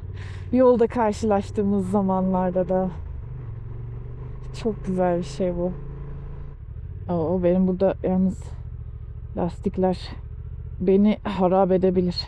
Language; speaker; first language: Turkish; native; Turkish